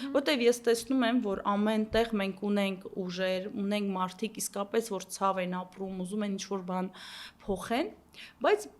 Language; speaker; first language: Armenian; early bilingual, heritage; Armenian